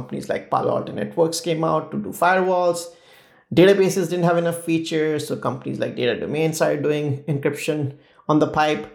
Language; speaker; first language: English; non-native, local second language; Hindi